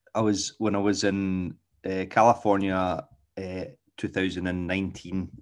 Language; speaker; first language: English; native; English